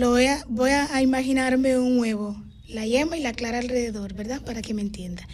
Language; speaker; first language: Spanish; native; Spanish